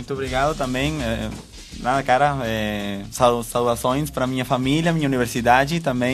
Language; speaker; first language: Portuguese; non-native, fluent; Spanish